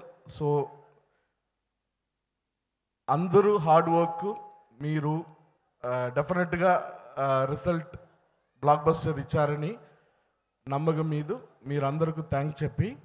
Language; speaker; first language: Telugu; non-native, learner; Tamil